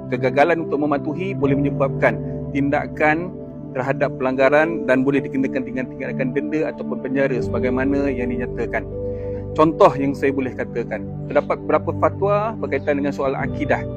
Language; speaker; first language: Malay; native; Malay